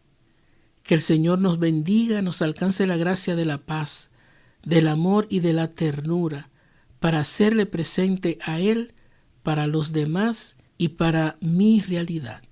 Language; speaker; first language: Spanish; native; Spanish